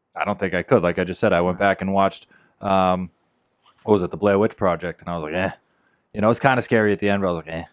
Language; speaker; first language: English; native; English